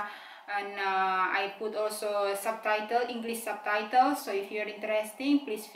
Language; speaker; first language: English; non-native, fluent; Indonesian